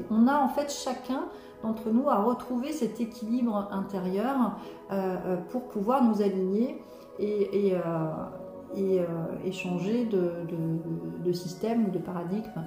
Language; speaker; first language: French; native; French